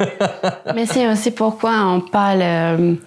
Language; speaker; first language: French; non-native, local second language; Luxembourgish